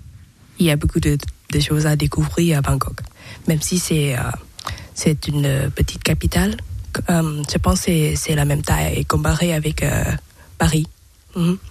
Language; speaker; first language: French; non-native, learner; Thai